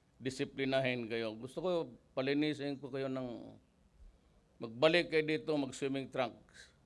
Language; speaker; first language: Filipino; non-native, local second language; Cebuano